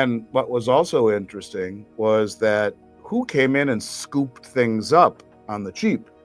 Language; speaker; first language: English; native; English